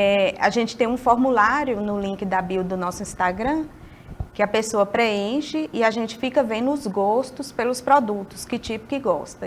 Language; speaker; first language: Portuguese; native; Portuguese